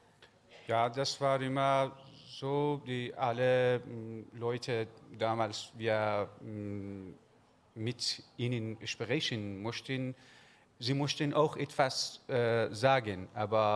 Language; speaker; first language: German; non-native, learner; Persian